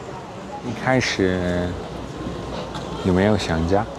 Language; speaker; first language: Chinese; non-native, fluent; Dutch